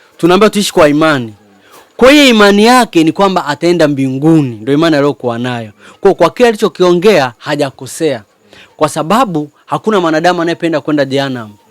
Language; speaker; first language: Swahili; native; Swahili